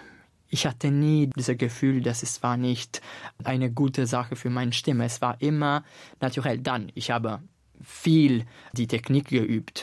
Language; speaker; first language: German; non-native, fluent; Italian